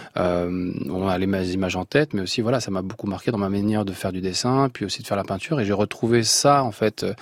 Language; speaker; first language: French; non-native, local second language; Arabic